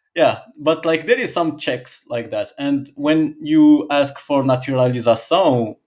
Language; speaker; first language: English; non-native, fluent; Arabic